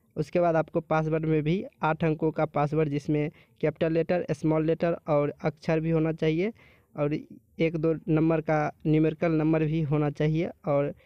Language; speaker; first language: Hindi; native; Hindi